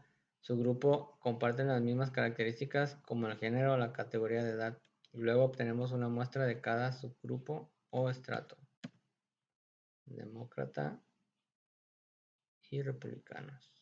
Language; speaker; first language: Spanish; native; Spanish